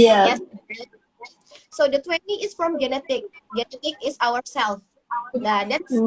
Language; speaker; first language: English; non-native, learner; Indonesian